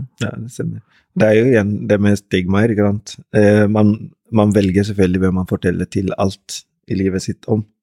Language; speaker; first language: Norwegian; early bilingual, other home language; Rundi